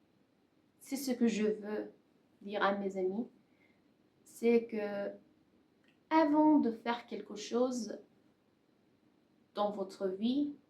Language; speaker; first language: French; non-native, learner; Persian